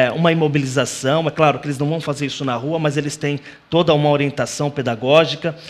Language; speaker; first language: Portuguese; native; Portuguese